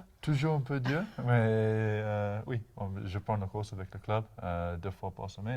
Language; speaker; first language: French; non-native, learner; English